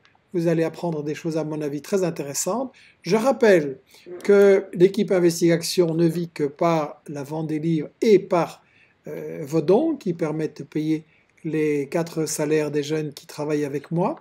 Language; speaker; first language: French; native; French